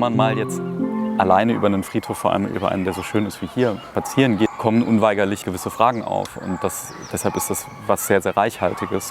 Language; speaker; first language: German; native; German